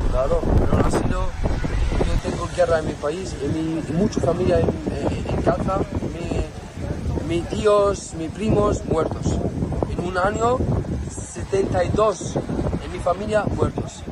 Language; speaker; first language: Spanish; non-native, learner; Arabic